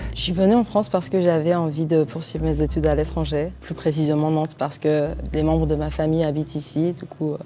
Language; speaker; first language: French; non-native, fluent; Persian